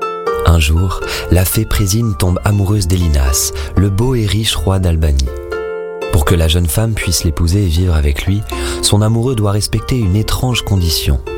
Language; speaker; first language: French; native; French